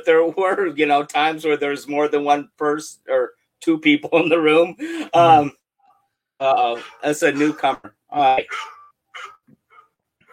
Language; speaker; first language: English; native; English